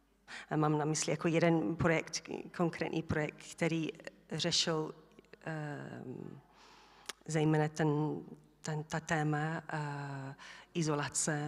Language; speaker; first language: Czech; non-native, learner; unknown